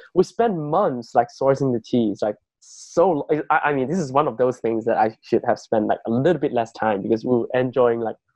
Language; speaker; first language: English; non-native, fluent; Chinese